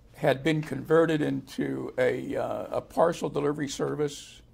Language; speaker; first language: English; native; English